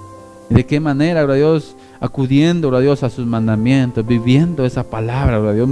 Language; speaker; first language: Spanish; native; Spanish